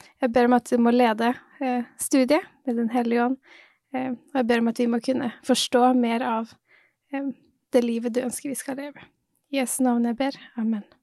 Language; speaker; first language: Norwegian; native; Norwegian